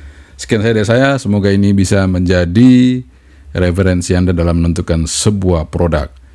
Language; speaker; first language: Indonesian; native; Indonesian